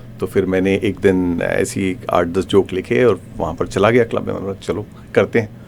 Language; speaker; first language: Urdu; native; Urdu